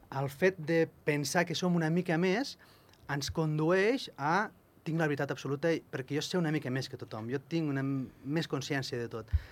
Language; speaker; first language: Catalan; native; Catalan